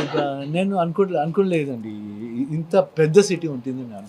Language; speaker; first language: Telugu; non-native, learner; Kannada